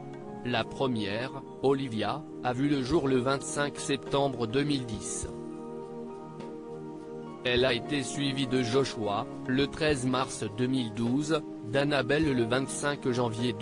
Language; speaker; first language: French; native; French